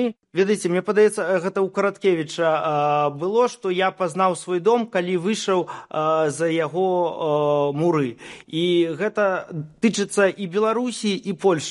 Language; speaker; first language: Belarusian; non-native, local second language; Russian